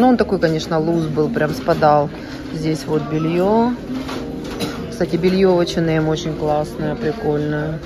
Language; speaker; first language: Russian; native; Russian